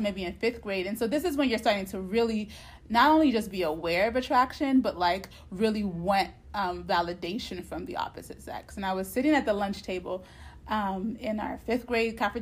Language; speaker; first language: English; native; English